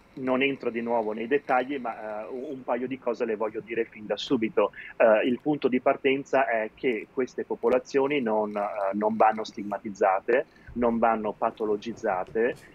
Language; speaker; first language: Italian; native; Italian